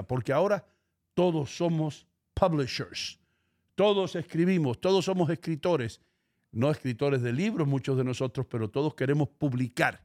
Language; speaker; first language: Spanish; native; Spanish